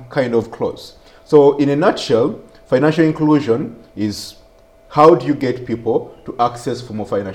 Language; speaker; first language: English; non-native, local second language; Ganda